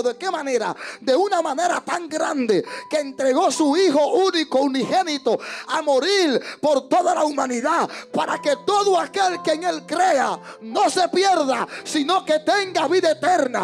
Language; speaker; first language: Spanish; native; Spanish